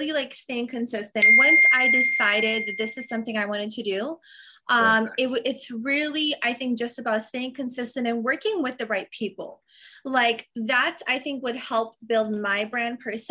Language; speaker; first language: English; non-native, fluent; Serbian